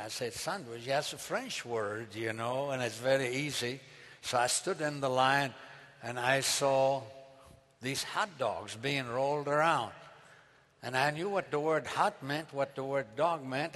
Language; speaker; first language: English; non-native, fluent; Arabic